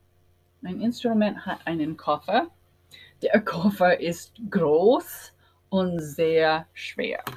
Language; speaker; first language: German; non-native, fluent; English